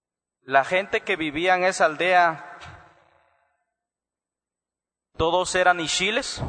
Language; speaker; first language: Spanish; native; Spanish